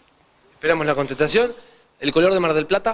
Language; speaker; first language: Spanish; native; Spanish